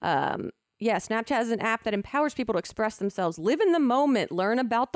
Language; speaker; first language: English; native; English